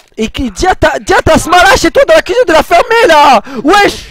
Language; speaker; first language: French; native; French